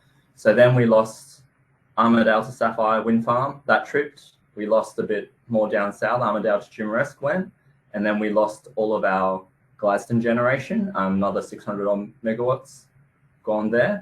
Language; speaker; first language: English; native; English